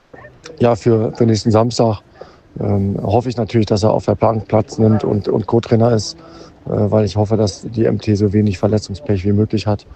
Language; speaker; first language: German; native; German